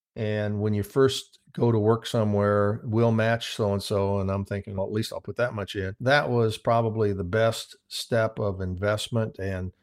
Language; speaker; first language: English; native; English